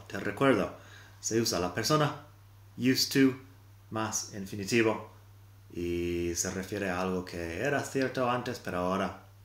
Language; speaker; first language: Spanish; non-native, fluent; English